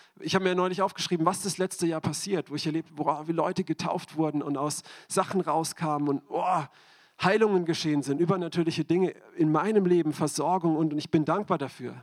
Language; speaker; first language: German; native; German